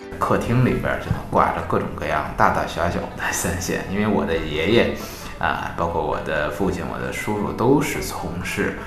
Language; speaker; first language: Chinese; native; Chinese